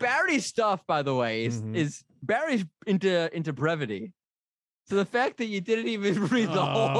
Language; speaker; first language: English; native; English